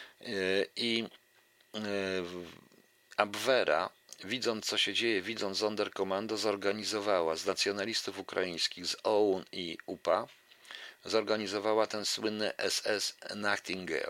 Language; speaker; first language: Polish; native; Polish